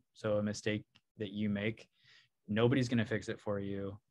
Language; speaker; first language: English; native; English